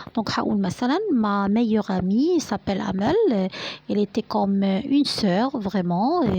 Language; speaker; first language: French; non-native, fluent; Arabic